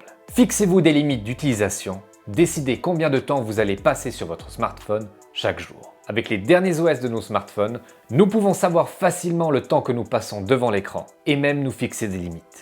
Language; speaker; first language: French; native; French